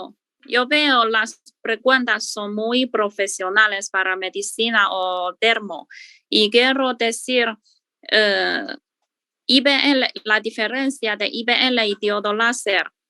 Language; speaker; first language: Spanish; non-native, learner; Chinese